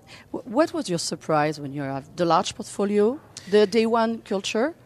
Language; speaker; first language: English; non-native, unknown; French